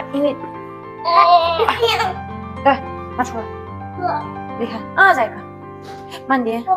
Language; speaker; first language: Chinese; non-native, learner; Ukrainian